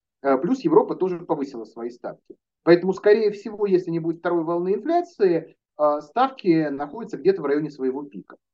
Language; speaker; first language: Russian; native; Russian